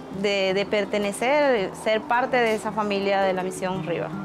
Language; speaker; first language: Spanish; native; Spanish